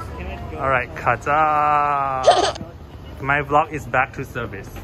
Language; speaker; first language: English; non-native, learner; Thai